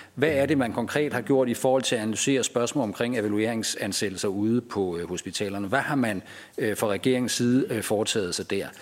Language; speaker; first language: Danish; native; Danish